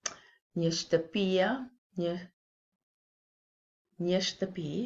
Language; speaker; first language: Albanian; non-native, learner; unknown